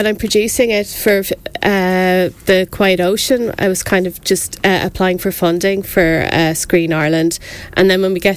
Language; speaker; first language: English; native; English